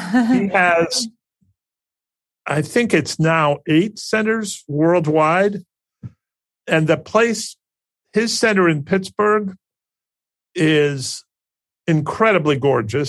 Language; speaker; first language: English; native; English